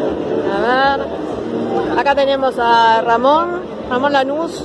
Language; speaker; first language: Spanish; native; Spanish